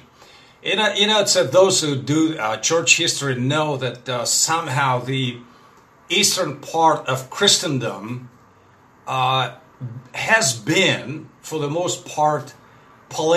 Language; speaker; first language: English; non-native, fluent; Russian